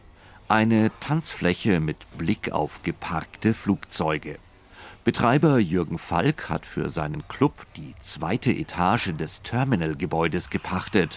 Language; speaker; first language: German; native; German